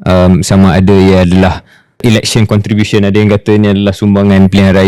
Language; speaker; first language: Malay; native; Malay